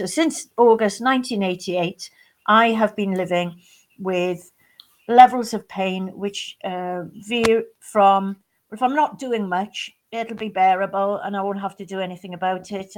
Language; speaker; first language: English; native; English